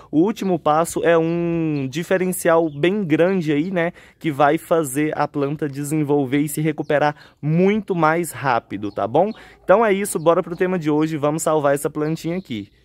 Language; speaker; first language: Portuguese; native; Portuguese